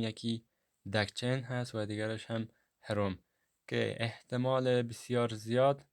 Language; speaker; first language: Persian; native; Persian